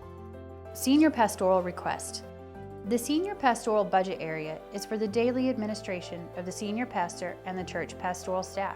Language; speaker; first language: English; native; English